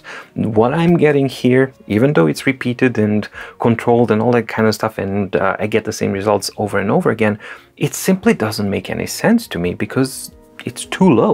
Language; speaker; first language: English; non-native, fluent; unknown